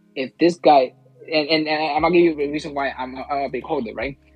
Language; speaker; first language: English; early bilingual, other home language; Spanish